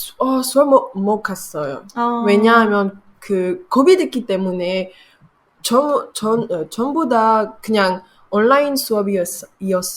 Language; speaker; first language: Korean; non-native, learner; French